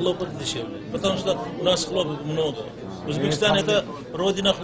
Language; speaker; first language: Russian; non-native, local second language; Uzbek